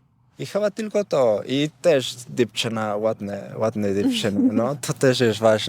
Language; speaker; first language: Polish; non-native, learner; Spanish